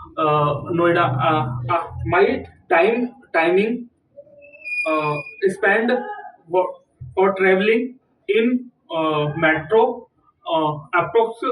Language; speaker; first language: English; non-native, learner; Hindi